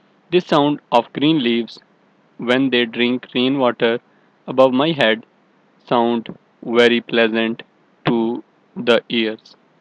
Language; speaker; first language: English; non-native, local second language; Urdu